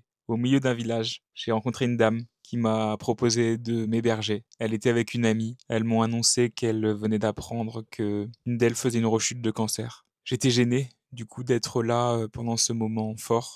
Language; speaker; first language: French; native; French